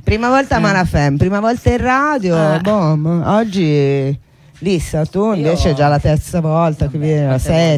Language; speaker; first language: Italian; native; Italian